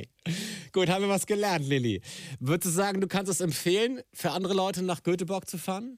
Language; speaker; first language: German; native; German